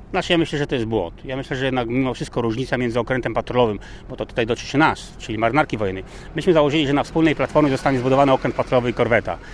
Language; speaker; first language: Polish; native; Polish